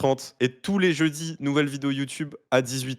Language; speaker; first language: French; native; French